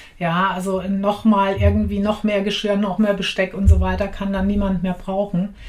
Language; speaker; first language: German; native; German